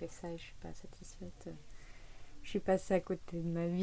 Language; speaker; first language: French; native; French